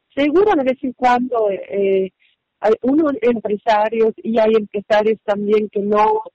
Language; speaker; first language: Spanish; non-native, fluent; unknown